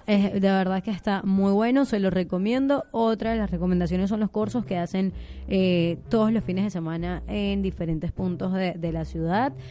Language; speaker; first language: Spanish; native; Spanish